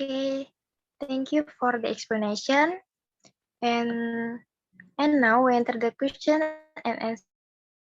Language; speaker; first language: English; non-native, learner; Indonesian